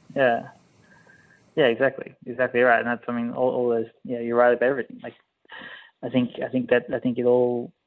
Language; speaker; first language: English; native; English